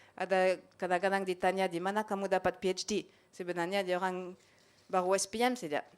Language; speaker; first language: Malay; non-native, fluent; French